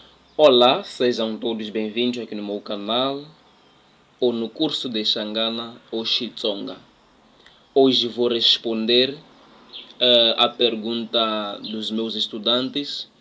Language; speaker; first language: Portuguese; non-native, local second language; Tsonga